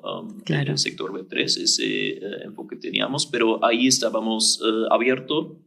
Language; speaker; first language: Spanish; non-native, fluent; German